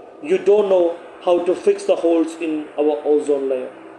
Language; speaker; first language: English; non-native, local second language; Malayalam